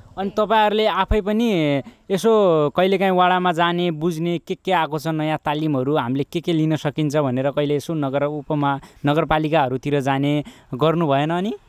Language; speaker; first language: Nepali; native; Nepali